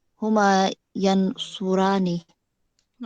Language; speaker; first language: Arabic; non-native, learner; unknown